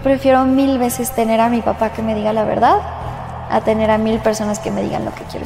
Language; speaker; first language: Spanish; native; Spanish